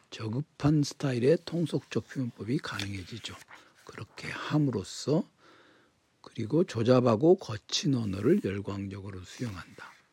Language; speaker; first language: Korean; native; Korean